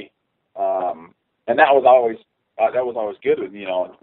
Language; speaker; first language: English; native; English